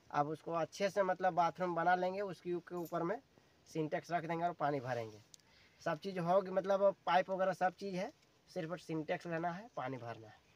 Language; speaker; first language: Hindi; native; Hindi